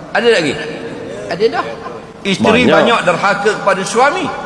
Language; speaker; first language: Malay; native; Malay